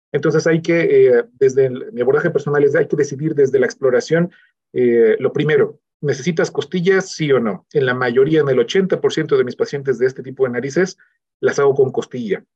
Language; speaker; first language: Spanish; native; Spanish